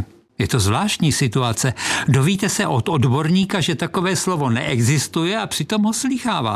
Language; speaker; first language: Czech; native; Czech